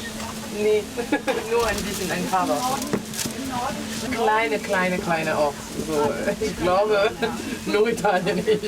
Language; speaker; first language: German; non-native, learner; French